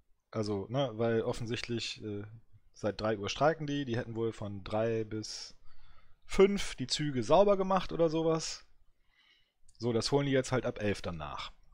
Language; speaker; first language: German; early bilingual, other home language; French